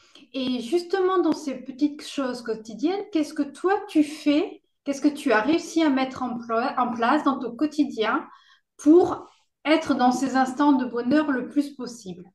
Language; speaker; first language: French; native; French